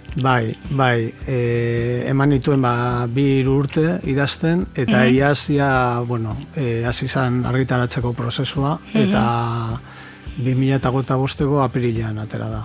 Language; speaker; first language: Basque; native; Basque